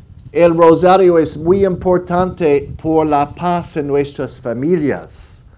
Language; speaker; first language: Spanish; non-native, learner; English